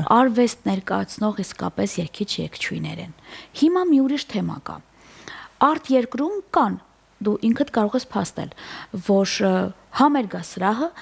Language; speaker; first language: Armenian; native; Armenian